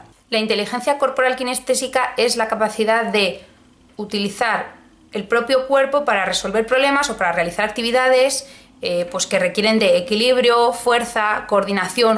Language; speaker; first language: Spanish; native; Spanish